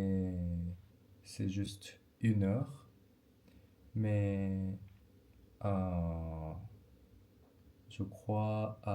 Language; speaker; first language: French; non-native, learner; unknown